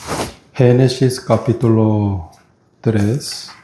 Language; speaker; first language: Spanish; non-native, fluent; Korean